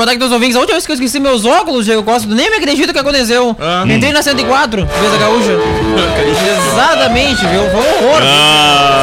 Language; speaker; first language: Portuguese; native; Portuguese